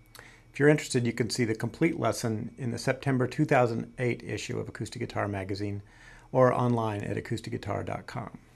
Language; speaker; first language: English; native; English